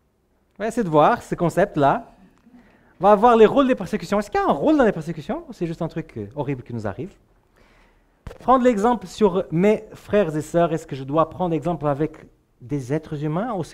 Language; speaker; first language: French; native; French